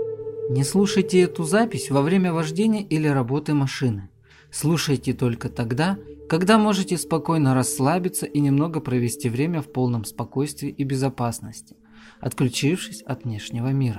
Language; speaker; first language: Russian; native; Russian